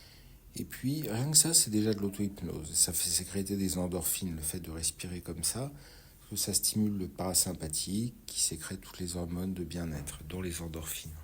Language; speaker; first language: French; native; French